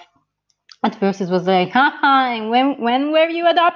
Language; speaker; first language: English; non-native, fluent; Italian